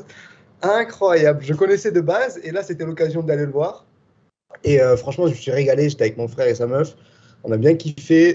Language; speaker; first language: French; native; French